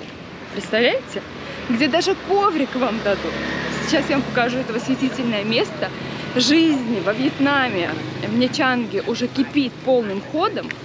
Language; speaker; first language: Russian; native; Russian